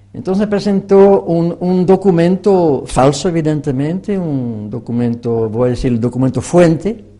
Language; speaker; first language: Spanish; non-native, fluent; French